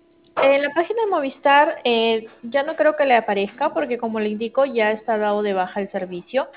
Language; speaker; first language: Spanish; native; Spanish